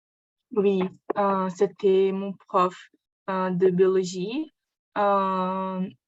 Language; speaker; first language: French; non-native, learner; Portuguese